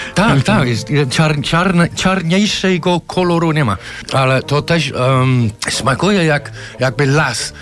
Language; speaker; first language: Polish; non-native, fluent; English